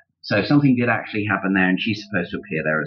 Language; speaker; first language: English; native; English